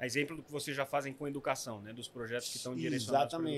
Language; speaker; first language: Portuguese; native; Portuguese